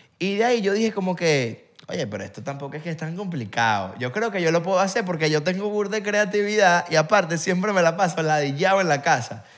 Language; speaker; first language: Spanish; native; Spanish